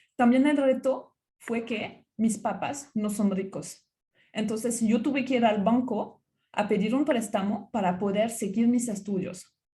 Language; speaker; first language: Spanish; non-native, fluent; French